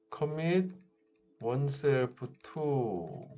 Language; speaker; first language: English; non-native, fluent; Korean